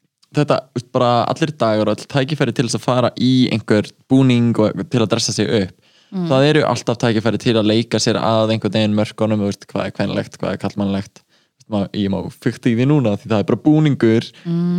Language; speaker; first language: Icelandic; native; Icelandic